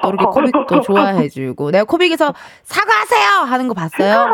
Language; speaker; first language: Korean; native; Korean